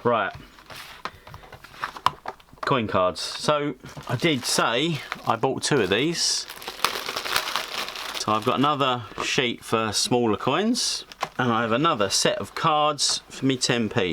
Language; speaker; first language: English; native; English